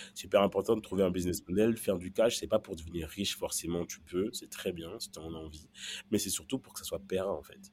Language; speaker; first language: French; non-native, local second language; Kinyarwanda